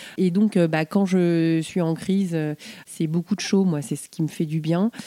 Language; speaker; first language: French; native; French